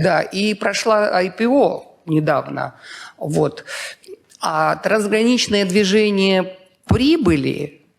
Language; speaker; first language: Russian; native; Russian